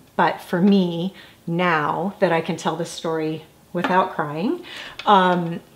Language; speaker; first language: English; native; English